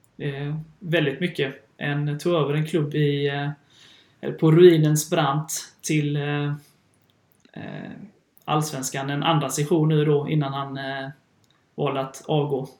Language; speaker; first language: Swedish; native; Swedish